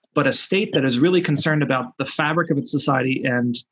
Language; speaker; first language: English; early bilingual, other home language; Spanish